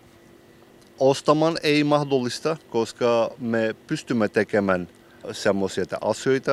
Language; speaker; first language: Finnish; non-native, learner; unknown